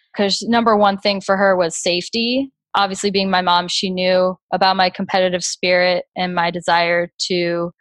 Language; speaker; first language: English; native; English